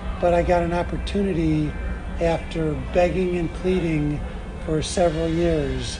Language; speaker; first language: English; native; English